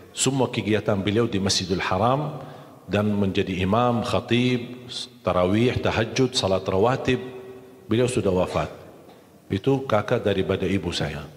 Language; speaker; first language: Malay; non-native, fluent; Arabic